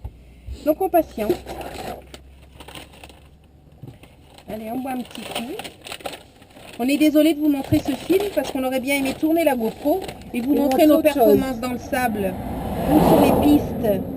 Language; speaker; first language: French; native; French